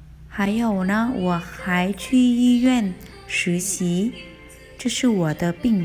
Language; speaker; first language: Chinese; non-native, fluent; Vietnamese